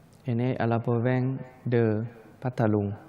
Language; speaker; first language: French; non-native, learner; Thai